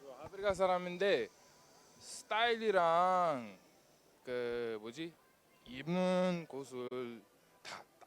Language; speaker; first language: Korean; non-native, learner; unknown